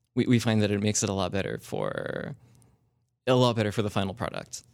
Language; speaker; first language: English; native; English